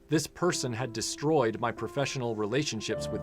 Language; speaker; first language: English; native; English